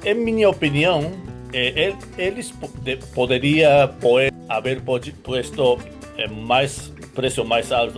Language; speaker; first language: Portuguese; non-native, learner; Japanese